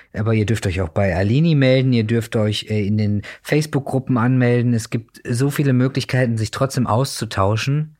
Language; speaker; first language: German; native; German